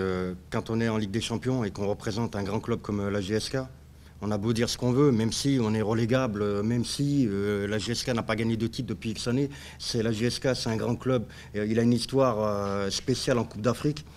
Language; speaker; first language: French; native; French